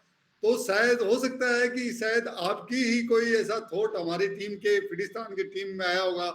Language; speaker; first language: Hindi; native; Hindi